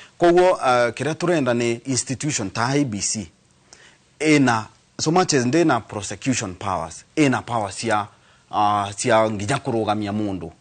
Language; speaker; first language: Kikuyu; non-native, local second language; Embu